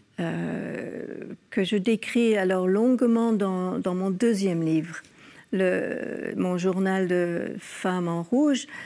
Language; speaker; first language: French; non-native, fluent; English